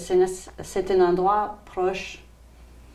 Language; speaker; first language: French; non-native, local second language; English